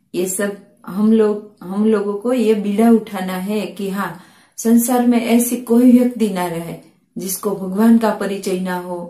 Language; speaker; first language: Hindi; non-native, local second language; Gujarati